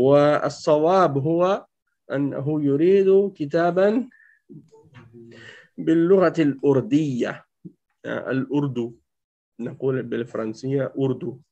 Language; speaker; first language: Arabic; non-native, fluent; French